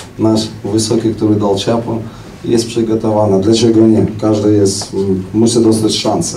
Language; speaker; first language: Polish; non-native, fluent; Russian